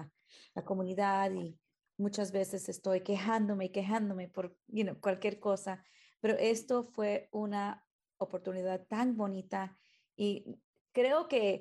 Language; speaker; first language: Spanish; early bilingual, heritage; Spanish